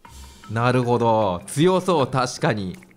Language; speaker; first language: Japanese; native; Japanese